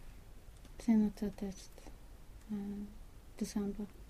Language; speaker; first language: French; non-native, learner; Swedish